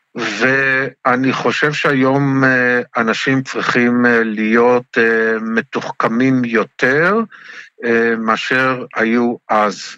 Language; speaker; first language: Hebrew; native; Hebrew